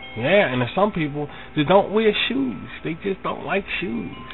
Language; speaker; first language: English; native; English